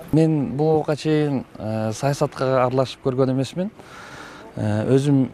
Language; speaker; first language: Kyrgyz; native; Kyrgyz